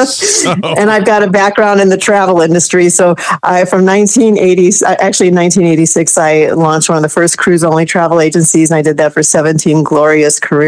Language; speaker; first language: English; native; English